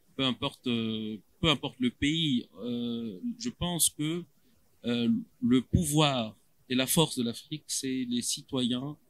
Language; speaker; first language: French; non-native, local second language; Arabic